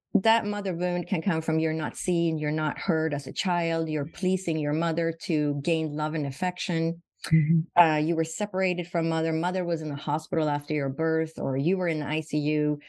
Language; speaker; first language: English; non-native, fluent; Swedish